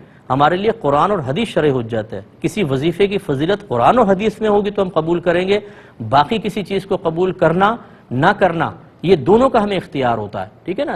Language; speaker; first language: Urdu; native; Urdu